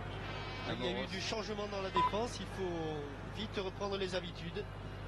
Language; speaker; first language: French; native; French